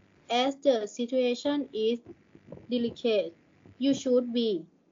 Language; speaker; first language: English; non-native, learner; Thai